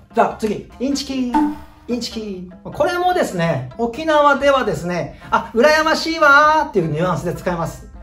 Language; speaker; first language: Japanese; native; Japanese